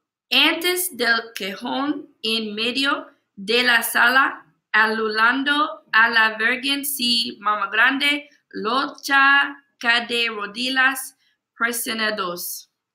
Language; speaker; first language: Spanish; non-native, learner; English